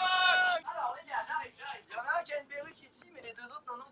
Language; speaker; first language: French; native; French